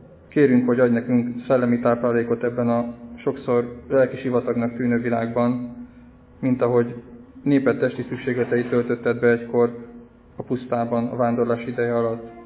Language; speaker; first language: Hungarian; native; Hungarian